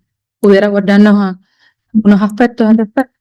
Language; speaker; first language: Spanish; native; Spanish